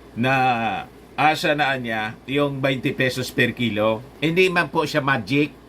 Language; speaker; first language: Filipino; non-native, local second language; Bikol